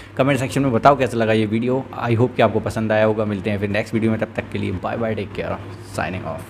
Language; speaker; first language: Hindi; native; Hindi